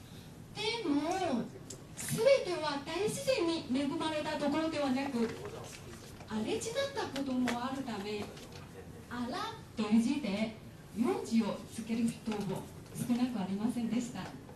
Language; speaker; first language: Japanese; non-native, fluent; Chinese